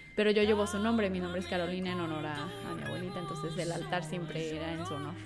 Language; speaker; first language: Spanish; native; Spanish